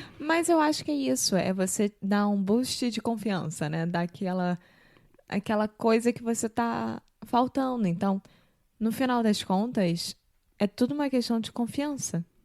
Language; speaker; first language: Portuguese; native; Portuguese